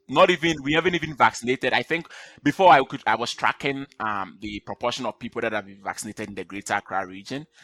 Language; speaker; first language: English; non-native, local second language; Akan